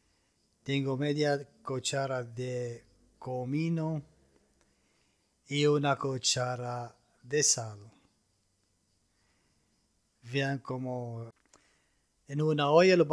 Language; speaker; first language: Spanish; non-native, fluent; Arabic